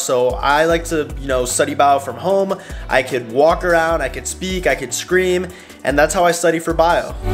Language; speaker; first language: English; native; English